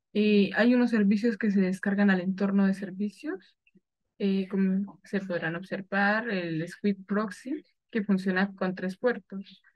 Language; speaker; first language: Spanish; native; Spanish